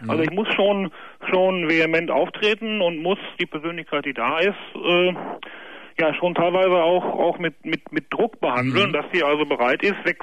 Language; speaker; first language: German; native; German